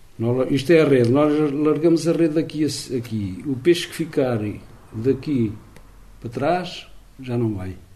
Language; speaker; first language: Portuguese; native; Portuguese